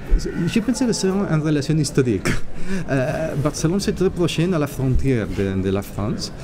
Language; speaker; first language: French; non-native, learner; Catalan